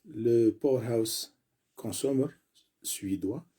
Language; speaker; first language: French; non-native, local second language; Arabic